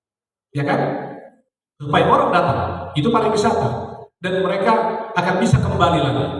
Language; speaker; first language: Indonesian; native; Indonesian